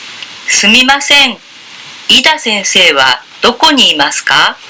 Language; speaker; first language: Japanese; non-native, learner; Indonesian